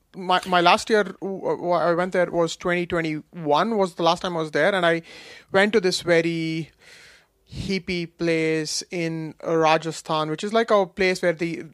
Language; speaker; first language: English; non-native, local second language; Kashmiri